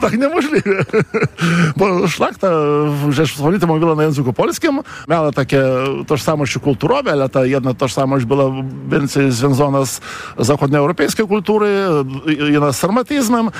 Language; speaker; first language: Polish; non-native, fluent; Lithuanian